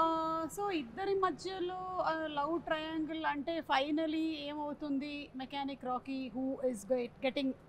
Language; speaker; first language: Telugu; native; Telugu